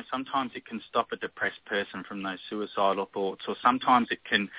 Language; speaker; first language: English; native; English